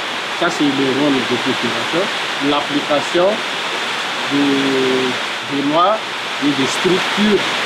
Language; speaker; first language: French; non-native, local second language; Malagasy